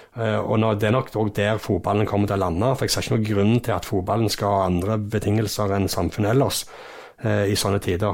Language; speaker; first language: Norwegian; native; Norwegian